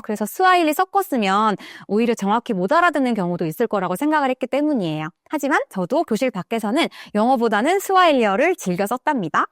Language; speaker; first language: Korean; native; Korean